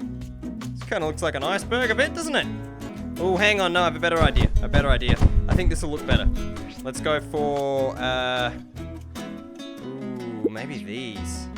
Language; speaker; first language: English; native; English